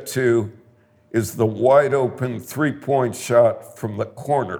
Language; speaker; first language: English; native; English